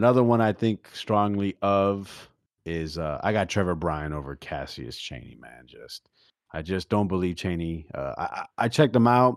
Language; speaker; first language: English; native; English